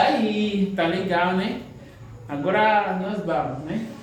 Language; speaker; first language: Portuguese; non-native, learner; Haitian Creole